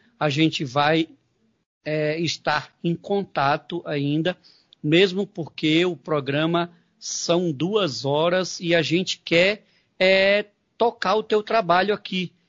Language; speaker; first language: Portuguese; native; Portuguese